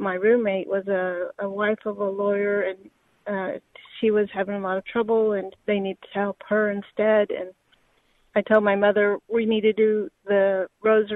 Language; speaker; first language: English; native; English